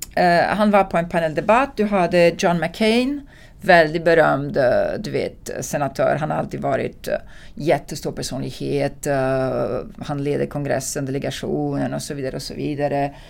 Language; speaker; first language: Swedish; non-native, fluent; Italian